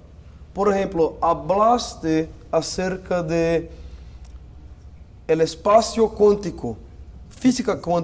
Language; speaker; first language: Spanish; non-native, fluent; Portuguese